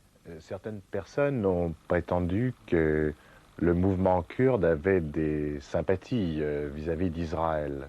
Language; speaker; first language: French; native; French